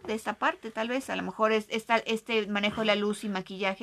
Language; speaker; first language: Spanish; native; Spanish